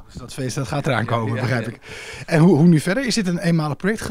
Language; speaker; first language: Dutch; native; Dutch